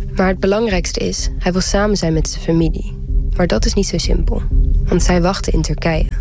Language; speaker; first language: Dutch; early bilingual, heritage; Dutch